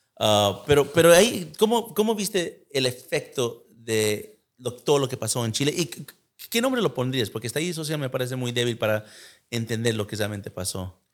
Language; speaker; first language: Spanish; early bilingual, heritage; Spanish